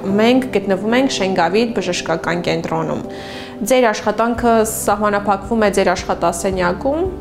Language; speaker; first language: Armenian; native; Armenian